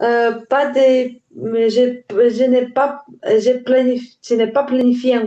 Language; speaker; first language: French; non-native, learner; Ukrainian